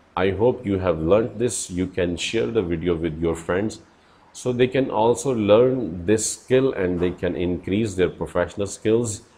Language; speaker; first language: English; non-native, local second language; Urdu